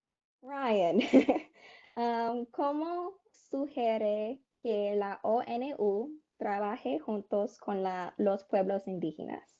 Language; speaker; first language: Spanish; non-native, learner; English